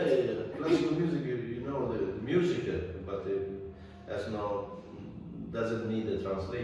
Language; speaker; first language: English; non-native, fluent; Italian